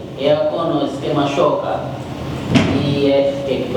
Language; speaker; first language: Japanese; non-native, learner; Bangla